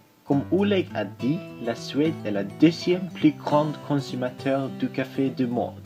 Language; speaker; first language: French; non-native, learner; Swedish